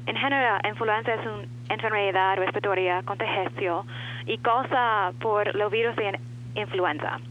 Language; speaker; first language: Spanish; non-native, learner; English